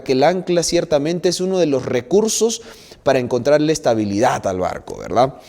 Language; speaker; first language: Spanish; native; Spanish